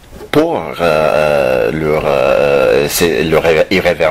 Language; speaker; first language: French; non-native, fluent; English